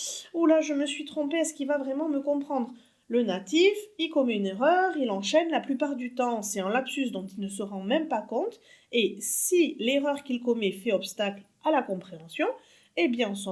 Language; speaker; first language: French; native; French